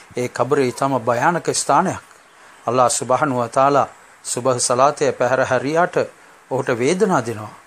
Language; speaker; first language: Sinhala; non-native, local second language; Tamil